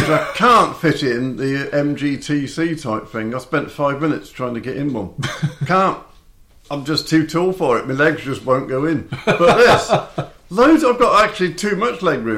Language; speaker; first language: English; native; English